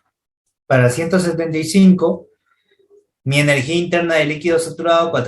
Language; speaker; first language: Spanish; native; Spanish